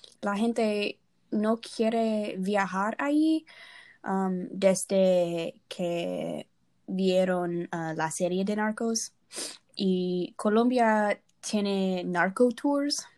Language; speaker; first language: Spanish; non-native, learner; English